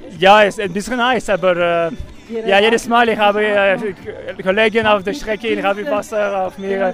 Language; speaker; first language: German; non-native, learner; French